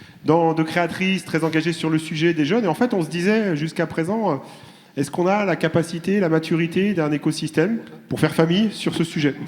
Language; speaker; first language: French; native; French